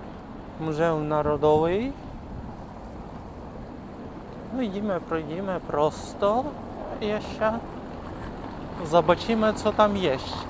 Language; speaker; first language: Polish; non-native, learner; Ukrainian